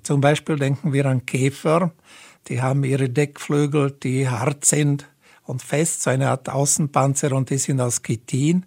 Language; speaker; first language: German; native; German